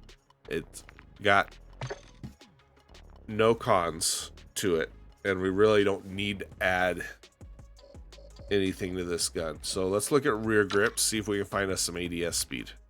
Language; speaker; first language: English; native; English